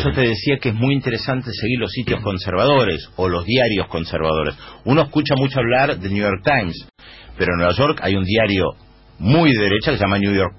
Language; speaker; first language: Spanish; native; Spanish